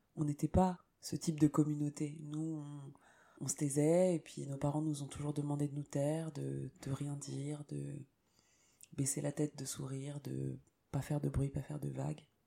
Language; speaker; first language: French; native; French